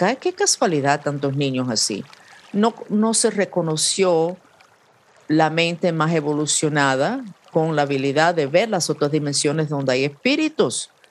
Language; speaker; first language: Spanish; non-native, fluent; English